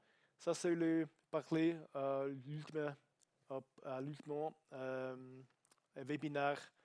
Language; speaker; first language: French; non-native, learner; Italian